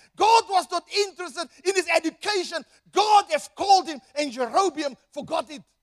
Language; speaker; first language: English; non-native, local second language; Afrikaans